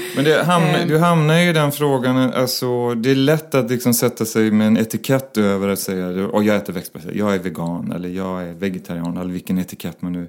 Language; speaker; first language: Swedish; native; Swedish